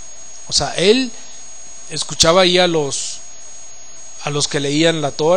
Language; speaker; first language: Spanish; native; Spanish